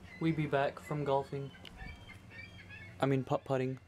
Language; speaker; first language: English; native; English